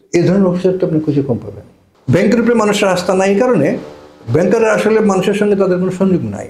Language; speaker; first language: Bangla; native; Bangla